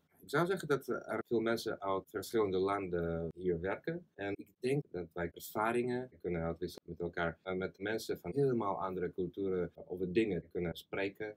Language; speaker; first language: Dutch; non-native, fluent; Russian